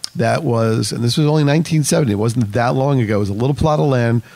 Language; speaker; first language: English; native; English